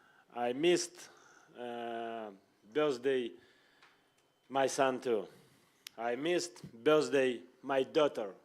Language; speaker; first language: English; non-native, learner; Ukrainian